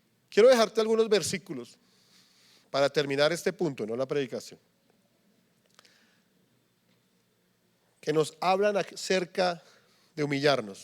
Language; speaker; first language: Spanish; native; Spanish